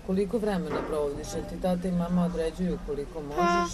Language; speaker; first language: Serbian; native; Serbian